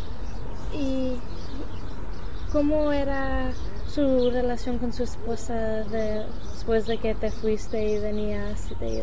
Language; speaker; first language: Spanish; early bilingual, heritage; Spanish